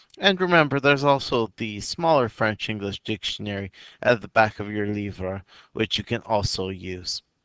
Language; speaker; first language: English; native; English